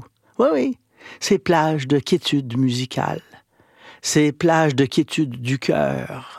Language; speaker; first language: French; native; French